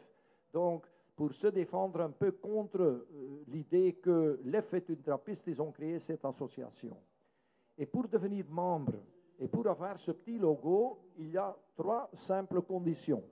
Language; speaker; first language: French; non-native, local second language; Dutch